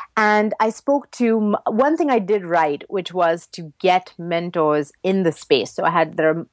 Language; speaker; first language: English; native; English